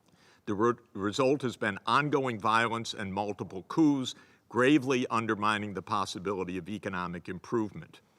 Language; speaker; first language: English; native; English